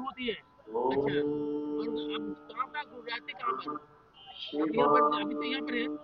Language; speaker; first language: Hindi; non-native, local second language; Bangla